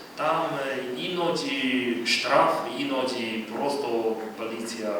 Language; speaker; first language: Ukrainian; non-native, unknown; Chinese